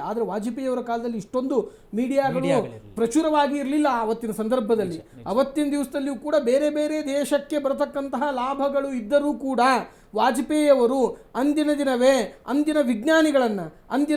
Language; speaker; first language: Kannada; native; Kannada